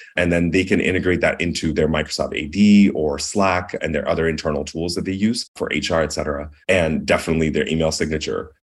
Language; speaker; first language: English; early bilingual, other home language; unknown